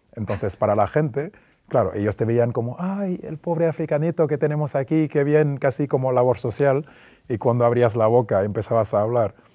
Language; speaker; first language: Spanish; non-native, fluent; French